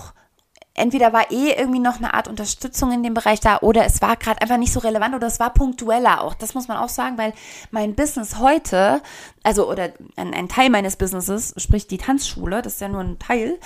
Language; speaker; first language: German; native; German